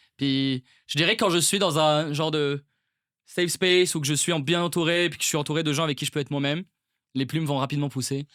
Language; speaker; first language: French; non-native, local second language; Arabic